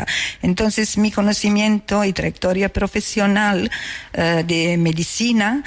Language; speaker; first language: Spanish; non-native, learner; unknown